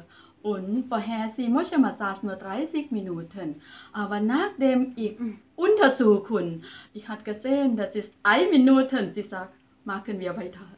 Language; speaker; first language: German; non-native, learner; Thai